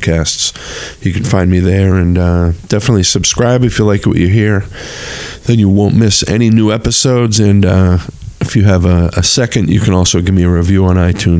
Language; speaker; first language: English; native; English